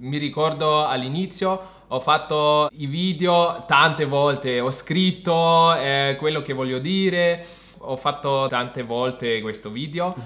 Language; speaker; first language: Italian; non-native, fluent; German